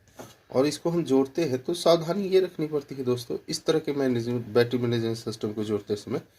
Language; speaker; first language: Hindi; native; Hindi